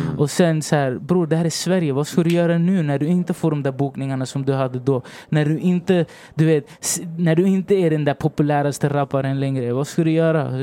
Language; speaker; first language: Swedish; early bilingual, other home language; Spanish